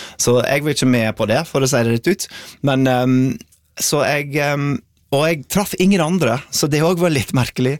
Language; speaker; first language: Norwegian; non-native, fluent; English